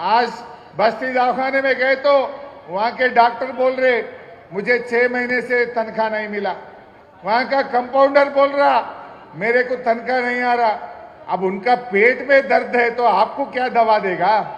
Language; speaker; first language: Hindi; non-native, local second language; Telugu